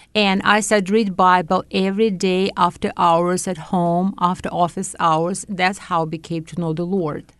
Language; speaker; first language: English; non-native, fluent; Latvian